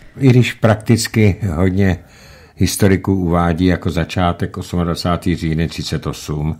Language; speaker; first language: Czech; native; Czech